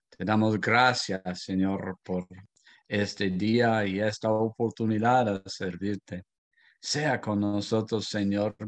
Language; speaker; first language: Spanish; non-native, fluent; English